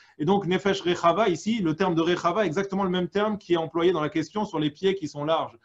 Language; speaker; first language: French; native; French